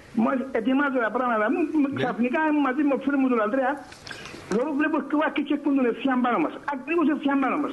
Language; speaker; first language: Greek; native; Greek